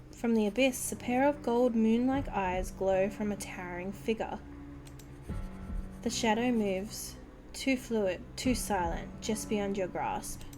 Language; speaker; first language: English; native; English